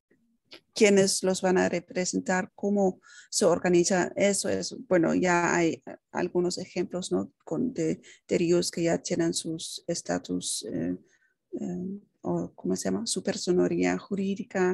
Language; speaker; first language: Spanish; non-native, fluent; Dutch